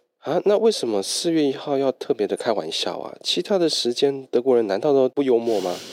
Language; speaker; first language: Chinese; native; Chinese